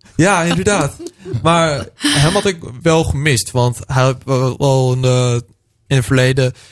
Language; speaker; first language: Dutch; native; Dutch